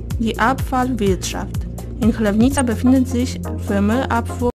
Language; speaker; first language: German; non-native, fluent; Polish